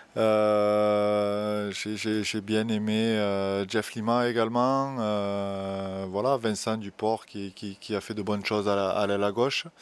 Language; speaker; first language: French; native; French